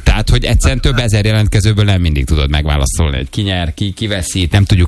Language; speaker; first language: Hungarian; native; Hungarian